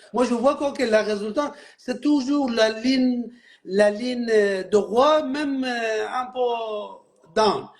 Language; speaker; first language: French; non-native, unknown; Persian